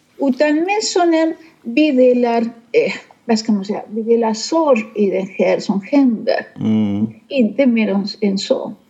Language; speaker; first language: Swedish; non-native, fluent; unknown